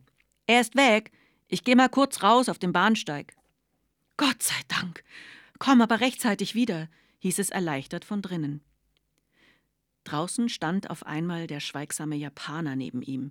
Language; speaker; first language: German; native; German